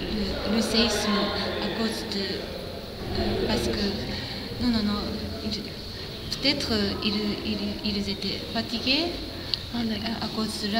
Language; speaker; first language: French; non-native, fluent; Japanese